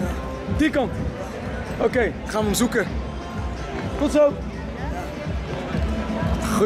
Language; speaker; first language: Dutch; native; Dutch